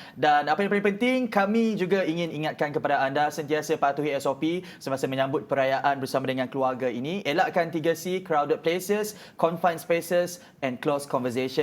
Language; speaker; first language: Malay; native; Malay